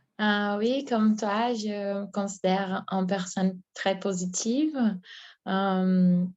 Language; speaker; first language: French; non-native, learner; Portuguese